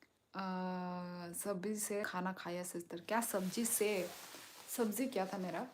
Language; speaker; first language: Hindi; non-native, local second language; Kok Borok